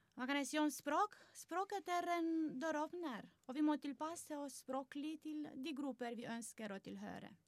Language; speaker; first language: Norwegian; non-native, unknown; Romanian